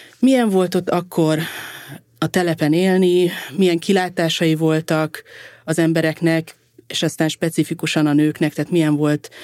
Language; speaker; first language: Hungarian; native; Hungarian